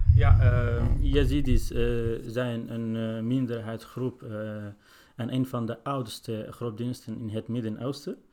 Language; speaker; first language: Dutch; non-native, learner; Arabic